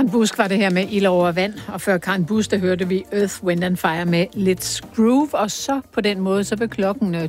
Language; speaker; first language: Danish; native; Danish